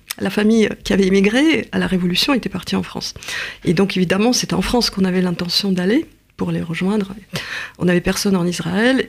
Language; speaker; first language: French; non-native, fluent; Russian